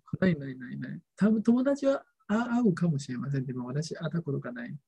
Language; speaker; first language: Japanese; non-native, learner; Chinese